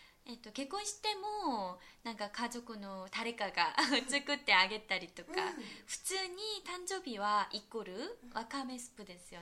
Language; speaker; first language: Japanese; non-native, fluent; Korean